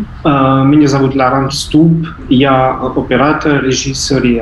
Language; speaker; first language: Russian; non-native, fluent; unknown